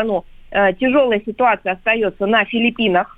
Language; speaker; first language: Russian; native; Russian